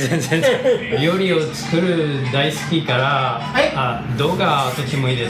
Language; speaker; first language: Japanese; non-native, learner; French